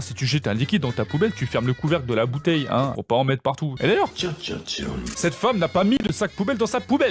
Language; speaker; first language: French; native; French